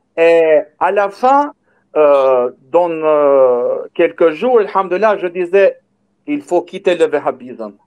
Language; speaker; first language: French; non-native, learner; Albanian